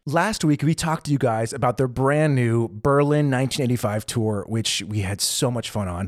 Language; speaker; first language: English; native; English